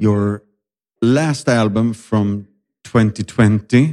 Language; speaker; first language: English; non-native, fluent; Swedish